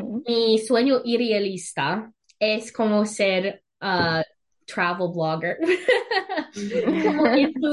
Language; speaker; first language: Spanish; non-native, learner; English